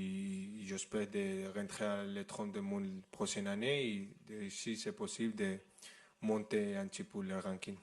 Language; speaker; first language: French; non-native, fluent; Spanish